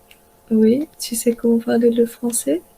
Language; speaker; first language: French; early bilingual, heritage; English